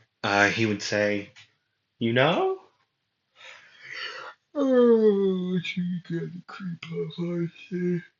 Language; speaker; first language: English; native; English